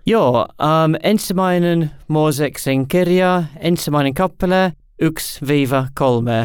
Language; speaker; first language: Finnish; non-native, learner; English